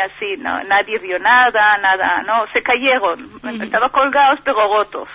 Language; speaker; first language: Spanish; non-native, fluent; Hebrew